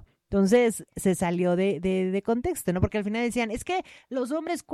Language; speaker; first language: Spanish; native; Spanish